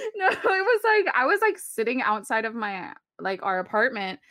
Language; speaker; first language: English; early bilingual, other home language; Spanish